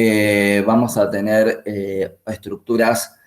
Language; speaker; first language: Spanish; native; Spanish